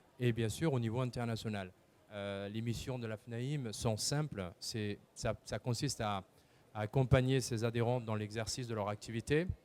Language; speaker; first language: French; native; French